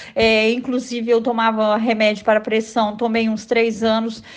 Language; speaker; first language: Portuguese; native; Portuguese